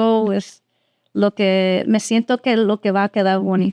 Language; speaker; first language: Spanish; early bilingual, heritage; Spanish